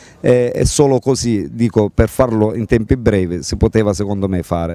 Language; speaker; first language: Italian; native; Italian